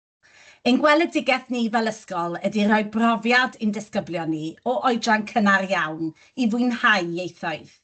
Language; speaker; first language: Welsh; native; Welsh